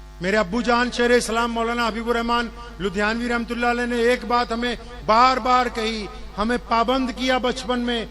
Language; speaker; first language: Urdu; non-native, local second language; Punjabi